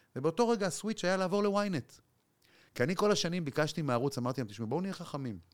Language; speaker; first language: Hebrew; native; Hebrew